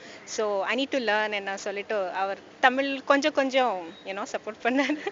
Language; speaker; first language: Tamil; non-native, learner; Kannada